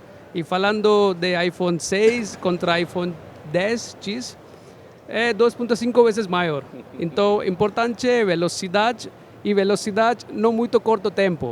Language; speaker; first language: Portuguese; non-native, learner; Hindi